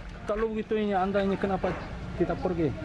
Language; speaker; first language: Indonesian; non-native, learner; Korean